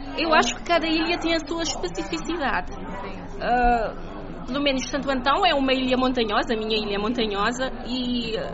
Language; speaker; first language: Portuguese; non-native, local second language; Kabuverdianu